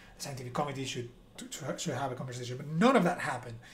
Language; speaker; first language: English; non-native, fluent; Spanish